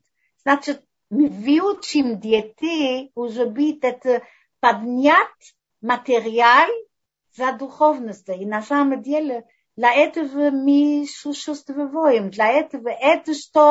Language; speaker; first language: Russian; non-native, fluent; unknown